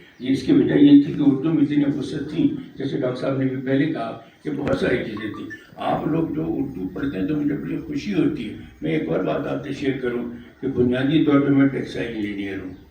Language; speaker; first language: Urdu; native; Urdu